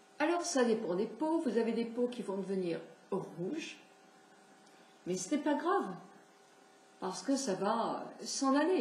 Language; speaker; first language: French; native; French